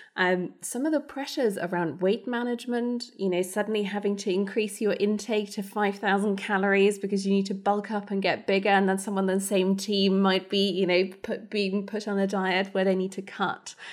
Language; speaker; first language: English; non-native, fluent; German